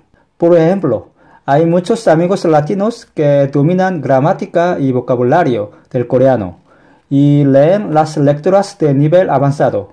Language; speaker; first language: Spanish; non-native, fluent; Korean